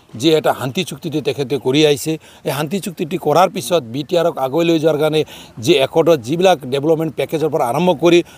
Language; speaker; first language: Assamese; non-native, local second language; Nepali